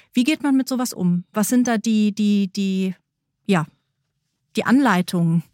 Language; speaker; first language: German; native; German